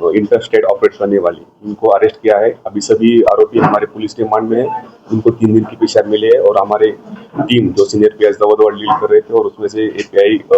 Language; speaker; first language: Hindi; non-native, local second language; Marathi